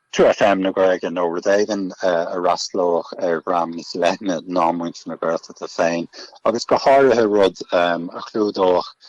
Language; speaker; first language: Irish; native; Irish